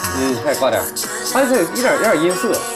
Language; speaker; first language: Chinese; native; Chinese